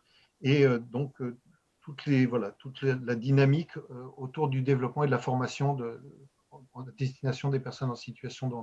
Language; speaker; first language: French; native; French